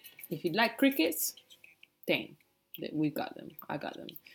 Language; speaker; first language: English; native; English